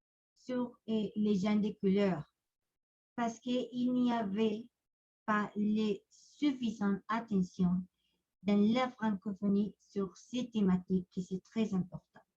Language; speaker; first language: French; non-native, learner; Spanish